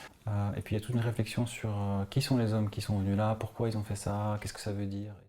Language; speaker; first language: French; native; French